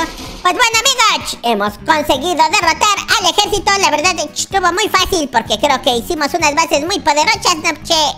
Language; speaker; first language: Spanish; native; Spanish